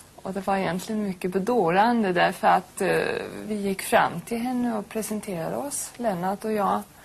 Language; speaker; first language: Swedish; non-native, fluent; German